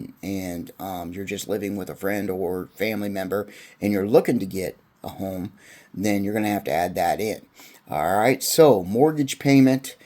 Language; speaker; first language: English; native; English